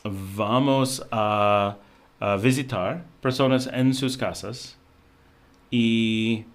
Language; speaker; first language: Spanish; non-native, learner; English